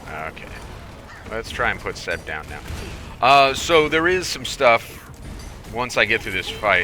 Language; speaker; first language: English; native; English